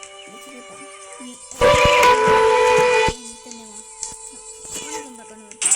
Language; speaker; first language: Finnish; non-native, learner; Estonian